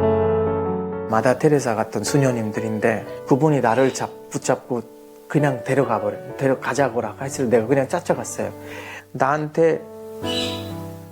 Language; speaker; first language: Korean; non-native, fluent; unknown